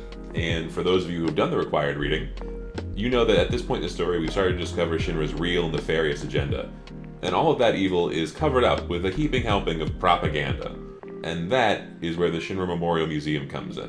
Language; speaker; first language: English; native; English